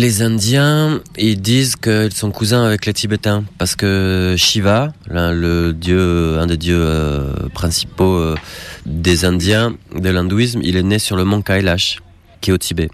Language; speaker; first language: French; native; French